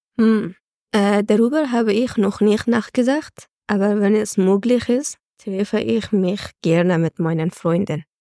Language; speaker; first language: German; non-native, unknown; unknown